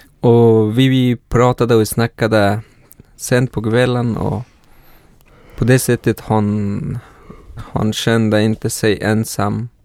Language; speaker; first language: Swedish; non-native, fluent; Persian